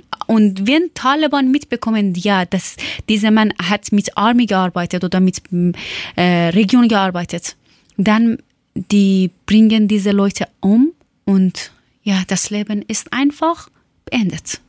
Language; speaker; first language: German; non-native, learner; Persian